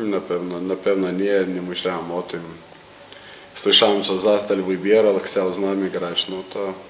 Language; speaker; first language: Polish; non-native, learner; Lithuanian